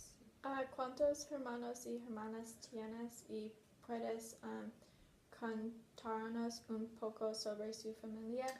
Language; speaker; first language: Spanish; non-native, learner; English